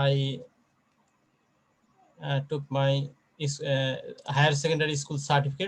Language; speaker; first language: English; non-native, fluent; Bangla